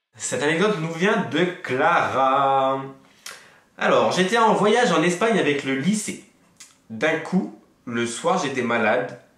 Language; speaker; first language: French; native; French